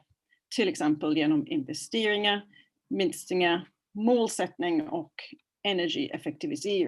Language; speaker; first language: Swedish; non-native, fluent; English